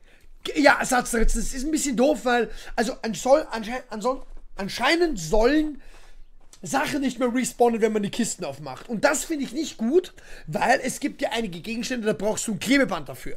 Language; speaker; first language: German; native; German